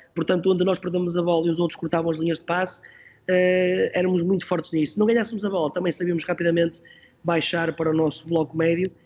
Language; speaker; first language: Portuguese; native; Portuguese